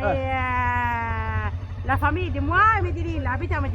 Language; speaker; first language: French; non-native, learner; Arabic